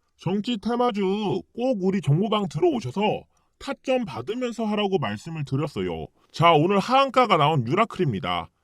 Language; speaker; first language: Korean; early bilingual, heritage; Korean